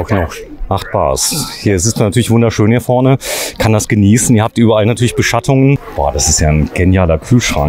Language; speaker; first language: German; native; German